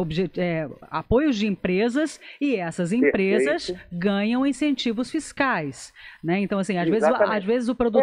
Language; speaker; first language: Portuguese; native; Portuguese